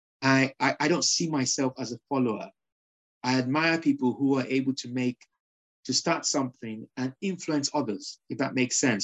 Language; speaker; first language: English; non-native, local second language; Yoruba